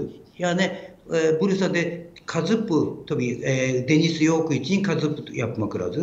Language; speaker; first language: Turkish; non-native, fluent; Japanese